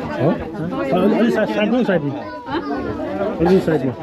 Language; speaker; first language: Korean; non-native, learner; Nepali